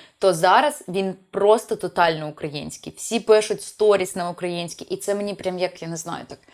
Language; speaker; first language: Ukrainian; non-native, local second language; Russian